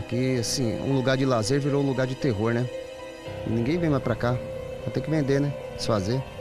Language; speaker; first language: Portuguese; native; Portuguese